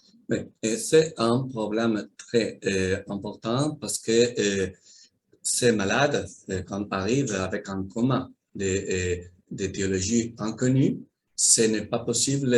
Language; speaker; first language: French; non-native, learner; Spanish